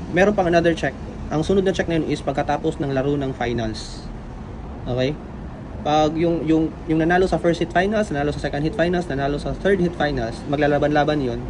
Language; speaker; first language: Filipino; native; Filipino